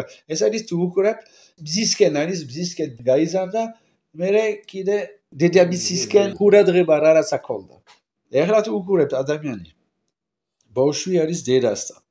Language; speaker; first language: Georgian; non-native, learner; French